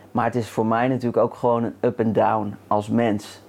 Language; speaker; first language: Dutch; native; Dutch